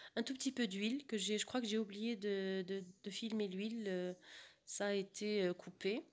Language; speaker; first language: French; non-native, local second language; Arabic